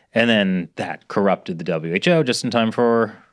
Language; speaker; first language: English; native; English